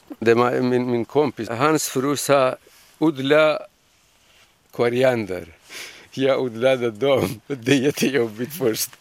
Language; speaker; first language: Swedish; non-native, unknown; Kurdish